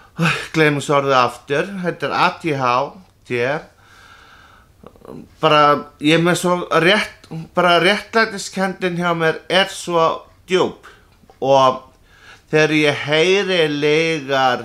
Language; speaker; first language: Icelandic; non-native, fluent; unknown